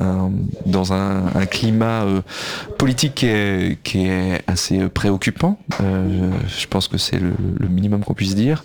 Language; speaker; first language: French; native; French